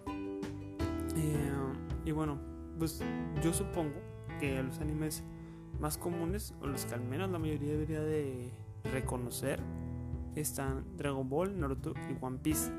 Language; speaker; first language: Spanish; native; Spanish